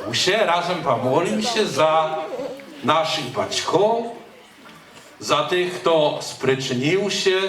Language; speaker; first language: Polish; non-native, learner; Belarusian